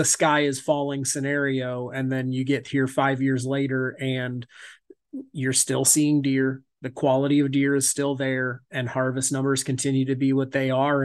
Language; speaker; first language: English; native; English